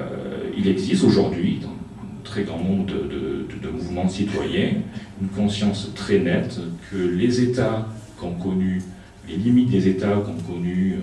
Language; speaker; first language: French; native; French